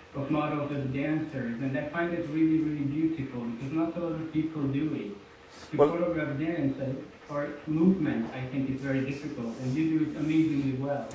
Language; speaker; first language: English; non-native, fluent; Hungarian